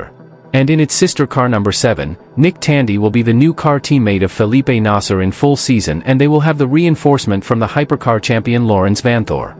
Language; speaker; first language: English; non-native, fluent; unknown